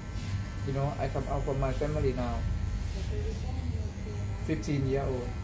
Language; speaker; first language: English; non-native, learner; Thai